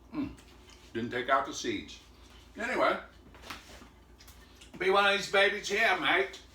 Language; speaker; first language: English; native; English